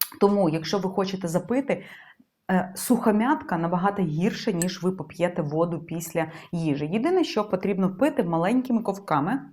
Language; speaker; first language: Ukrainian; non-native, local second language; Russian